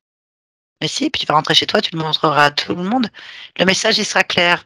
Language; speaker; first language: French; native; French